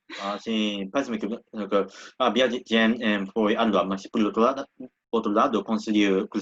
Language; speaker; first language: Portuguese; non-native, learner; Japanese